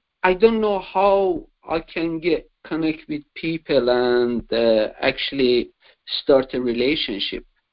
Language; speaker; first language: English; non-native, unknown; Persian